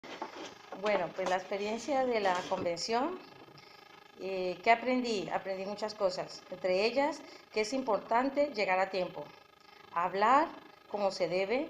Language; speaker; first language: Spanish; native; Spanish